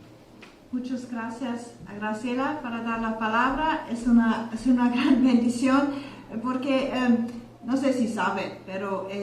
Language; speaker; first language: Spanish; non-native, learner; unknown